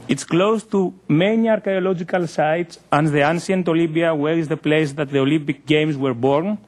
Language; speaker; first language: English; non-native, fluent; Greek